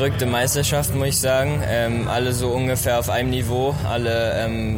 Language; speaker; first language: German; native; German